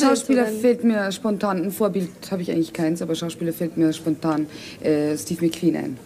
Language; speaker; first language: German; native; German